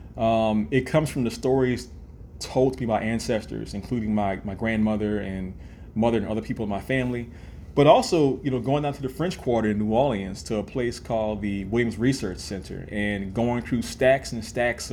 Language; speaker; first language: English; native; English